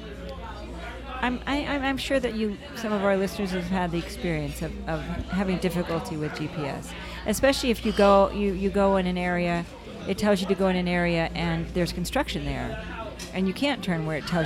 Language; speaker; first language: English; native; English